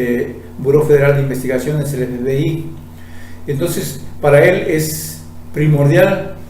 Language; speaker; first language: Spanish; native; Spanish